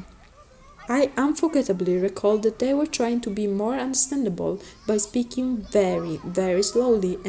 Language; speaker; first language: English; early bilingual, other home language; Spanish